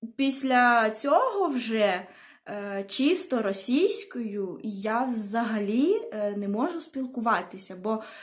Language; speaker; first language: Ukrainian; non-native, local second language; Russian